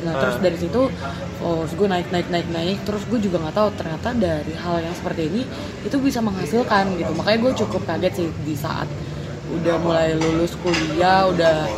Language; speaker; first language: Indonesian; native; Indonesian